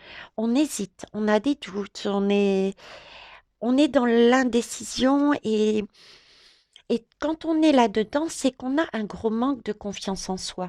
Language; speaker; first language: French; native; French